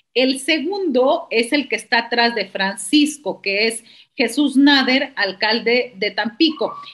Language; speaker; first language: Spanish; native; Spanish